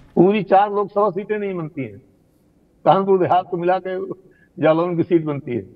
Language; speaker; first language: Hindi; native; Hindi